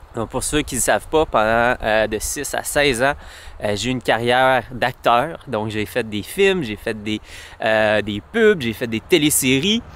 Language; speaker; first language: French; native; French